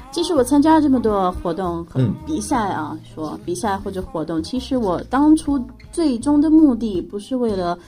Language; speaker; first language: Chinese; non-native, fluent; Arabic